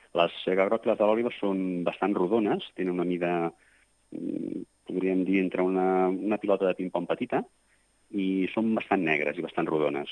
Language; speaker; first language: Catalan; native; Catalan